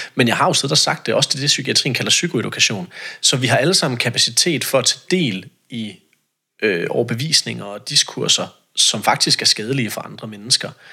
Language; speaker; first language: Danish; native; Danish